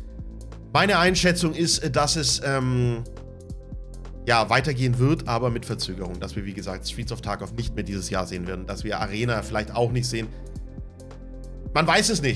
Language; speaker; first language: German; native; German